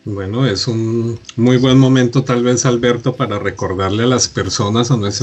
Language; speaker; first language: Spanish; native; Spanish